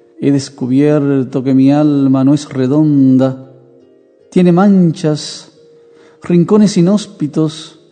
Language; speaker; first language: Spanish; native; Spanish